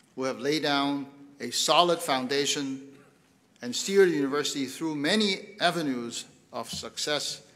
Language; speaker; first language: English; non-native, local second language; Cantonese